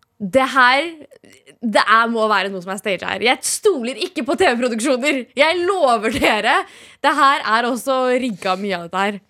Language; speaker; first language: Norwegian; early bilingual, other home language; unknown